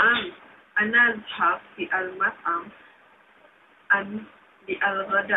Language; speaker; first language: Arabic; non-native, learner; Malay